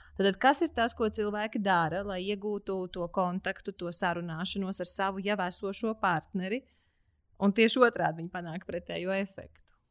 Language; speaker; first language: Latvian; native; Latvian